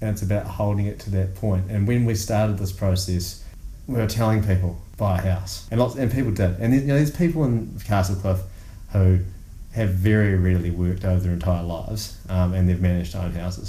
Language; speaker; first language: English; native; English